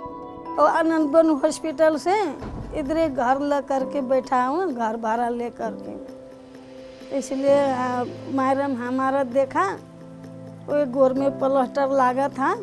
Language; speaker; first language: Hindi; non-native, learner; Maithili